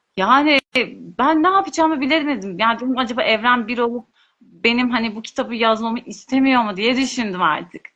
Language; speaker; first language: Turkish; non-native, local second language; Kurdish